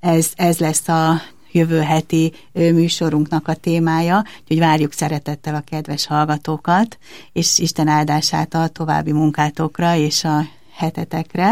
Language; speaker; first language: Hungarian; native; Hungarian